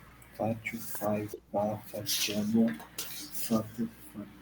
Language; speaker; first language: Italian; non-native, learner; Portuguese